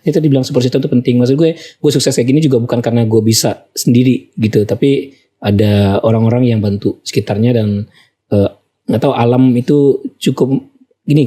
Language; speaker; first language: Indonesian; native; Indonesian